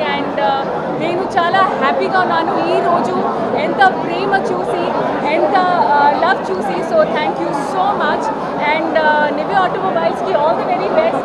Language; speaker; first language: Telugu; non-native, fluent; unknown